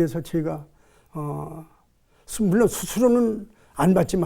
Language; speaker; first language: Korean; native; Korean